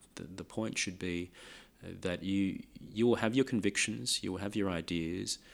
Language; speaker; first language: English; non-native, local second language; Lao